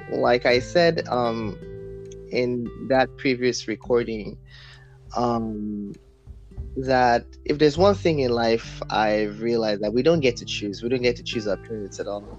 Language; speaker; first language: English; non-native, local second language; Yoruba